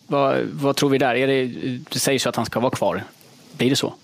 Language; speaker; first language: Swedish; native; Swedish